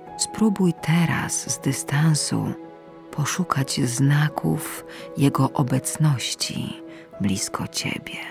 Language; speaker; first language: Polish; native; Polish